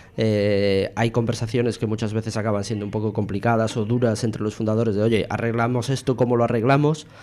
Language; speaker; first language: Spanish; native; Spanish